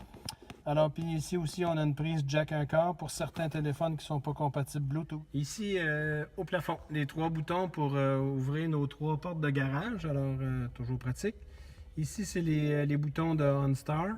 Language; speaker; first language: French; native; French